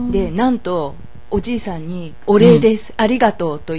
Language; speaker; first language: Japanese; native; Japanese